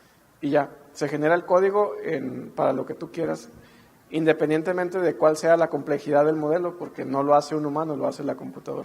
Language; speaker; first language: Spanish; native; Spanish